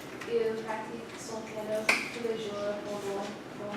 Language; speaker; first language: French; non-native, learner; English